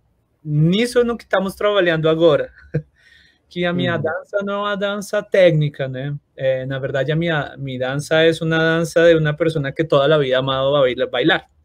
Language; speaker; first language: Portuguese; non-native, fluent; Spanish